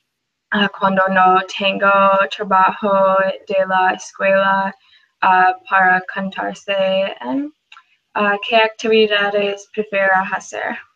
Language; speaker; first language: Spanish; non-native, learner; English